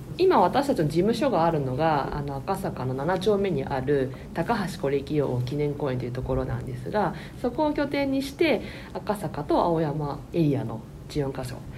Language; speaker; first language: Japanese; native; Japanese